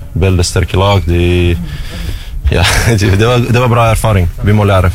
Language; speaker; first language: Norwegian; non-native, learner; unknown